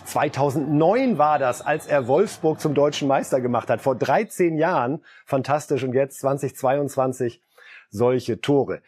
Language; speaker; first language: German; native; German